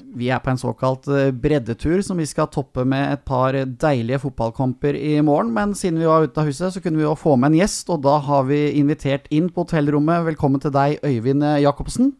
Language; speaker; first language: Norwegian; native; Norwegian